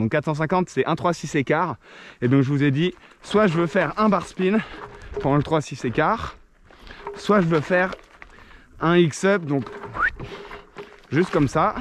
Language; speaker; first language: French; native; French